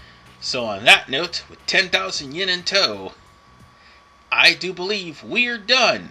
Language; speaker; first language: English; native; English